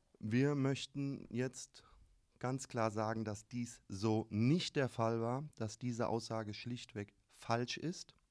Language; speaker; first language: German; native; German